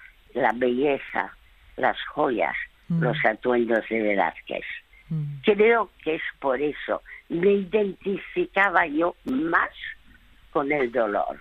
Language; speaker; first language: Spanish; early bilingual, other home language; French